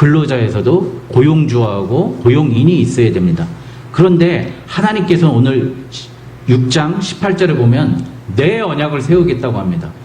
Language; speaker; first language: Korean; native; Korean